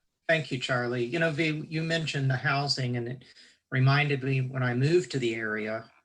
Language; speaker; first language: English; native; English